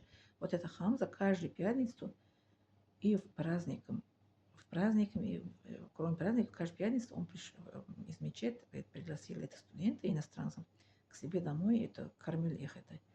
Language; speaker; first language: Russian; non-native, learner; Tajik